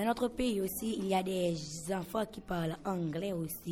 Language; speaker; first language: French; non-native, local second language; Haitian Creole